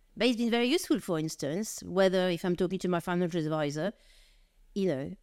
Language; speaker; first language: English; non-native, fluent; French